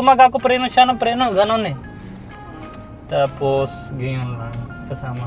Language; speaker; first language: Filipino; non-native, learner; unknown